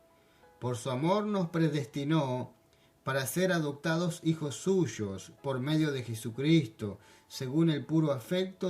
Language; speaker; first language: Spanish; non-native, fluent; French